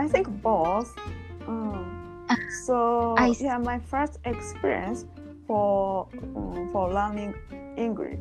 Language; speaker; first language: English; non-native, learner; Japanese